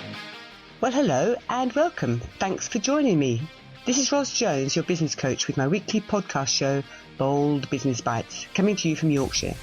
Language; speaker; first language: English; native; English